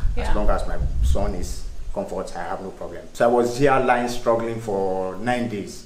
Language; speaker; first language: English; native; English